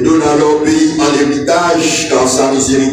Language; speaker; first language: French; non-native, local second language; Haitian Creole